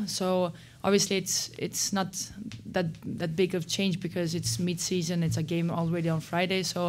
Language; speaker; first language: English; non-native, fluent; Swedish